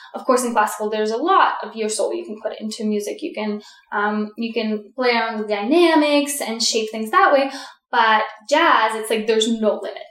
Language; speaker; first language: English; early bilingual, other home language; Russian